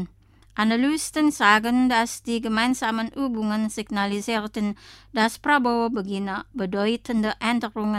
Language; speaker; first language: German; non-native, fluent; Indonesian